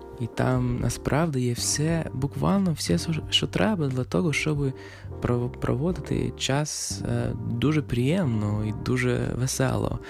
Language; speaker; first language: Ukrainian; non-native, fluent; English